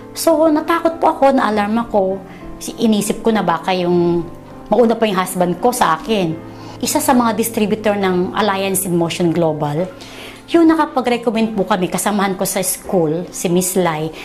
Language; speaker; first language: Filipino; non-native, local second language; Cebuano